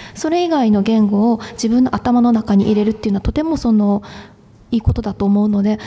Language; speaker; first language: Japanese; native; Japanese